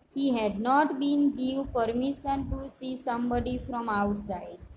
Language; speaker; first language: English; non-native, local second language; Gujarati